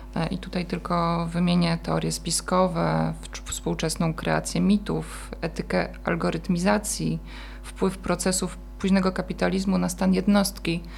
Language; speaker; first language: Polish; native; Polish